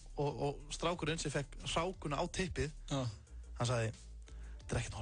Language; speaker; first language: Icelandic; native; Icelandic